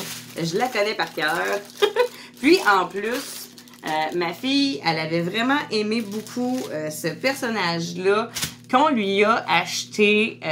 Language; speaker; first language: French; native; French